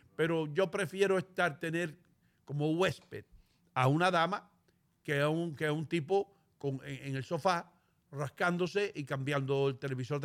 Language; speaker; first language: Spanish; native; Spanish